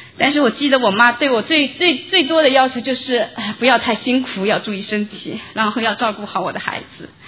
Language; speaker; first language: Chinese; native; Chinese